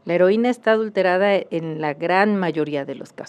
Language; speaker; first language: Spanish; native; Spanish